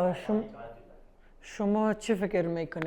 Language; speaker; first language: Persian; native; Persian